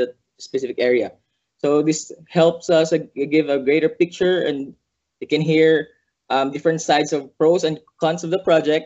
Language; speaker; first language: English; non-native, local second language; Cebuano